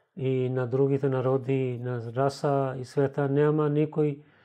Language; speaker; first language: Bulgarian; non-native, learner; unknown